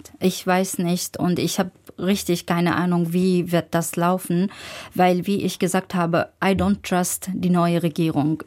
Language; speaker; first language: German; non-native, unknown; Arabic